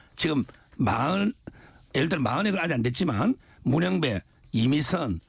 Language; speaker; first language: Korean; native; Korean